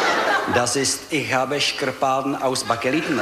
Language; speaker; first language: German; non-native, learner; Czech